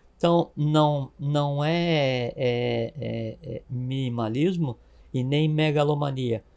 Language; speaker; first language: Portuguese; native; Portuguese